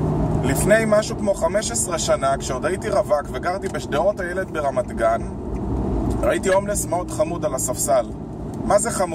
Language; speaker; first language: Hebrew; native; Hebrew